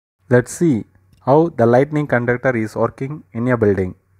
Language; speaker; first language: English; non-native, local second language; Tamil